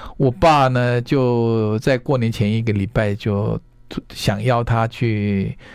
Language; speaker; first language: Chinese; non-native, local second language; Hakka Chinese